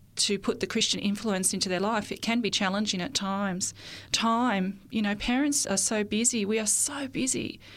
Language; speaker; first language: English; native; English